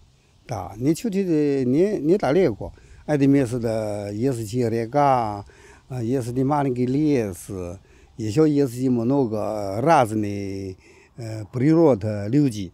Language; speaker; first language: Russian; non-native, learner; Chinese